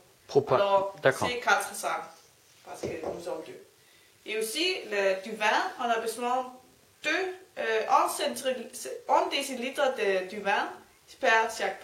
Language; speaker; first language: French; non-native, learner; Danish